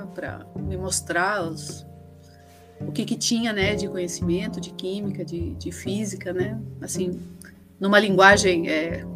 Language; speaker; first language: Portuguese; early bilingual, other home language; Spanish